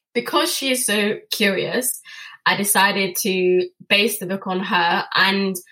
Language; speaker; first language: English; native; English